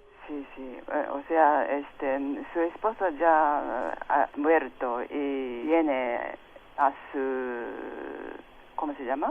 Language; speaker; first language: Spanish; non-native, fluent; Japanese